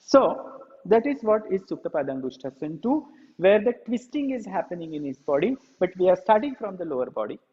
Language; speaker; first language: English; non-native, local second language; Marathi